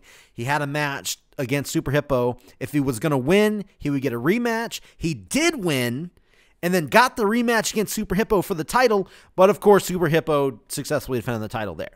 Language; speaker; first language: English; native; English